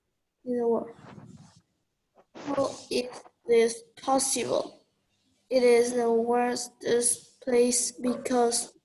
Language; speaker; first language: English; non-native, learner; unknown